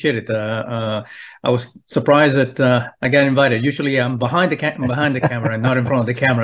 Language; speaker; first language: English; non-native, fluent; Spanish